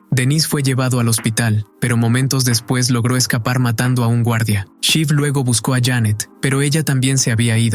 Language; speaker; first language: Spanish; native; Spanish